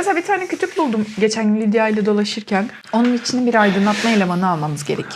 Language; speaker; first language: Turkish; native; Turkish